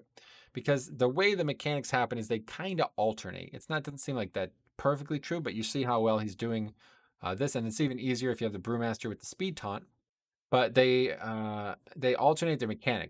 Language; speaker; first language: English; native; English